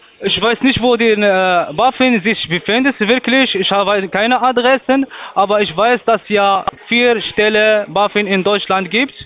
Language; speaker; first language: German; non-native, learner; Arabic